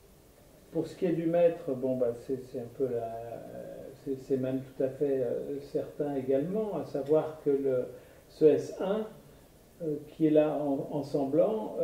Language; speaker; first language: French; native; French